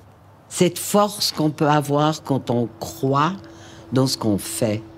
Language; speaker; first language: French; native; French